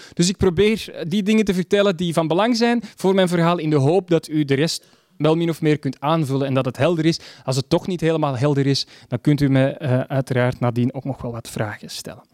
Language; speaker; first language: Dutch; native; Dutch